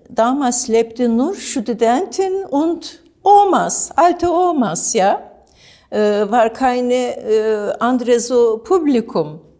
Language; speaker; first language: German; non-native, learner; Turkish